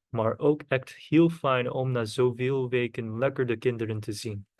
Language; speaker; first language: Dutch; non-native, learner; Korean